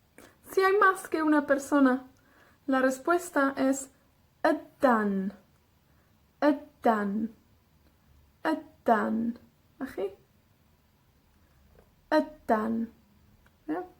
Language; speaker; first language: Spanish; non-native, fluent; Welsh